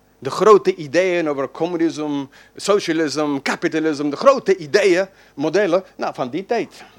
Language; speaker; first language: Dutch; non-native, fluent; English